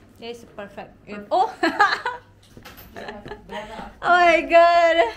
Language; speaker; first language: English; non-native, learner; Indonesian